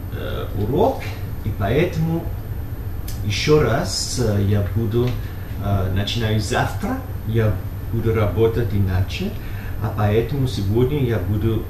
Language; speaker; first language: Russian; non-native, learner; English